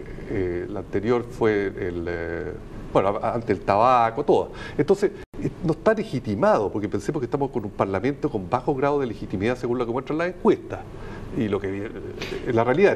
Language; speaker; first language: Spanish; native; Spanish